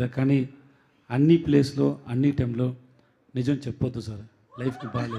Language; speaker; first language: Telugu; non-native, local second language; Tamil